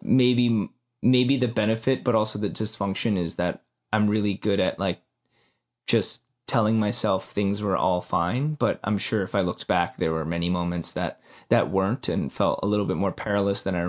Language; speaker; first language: English; native; English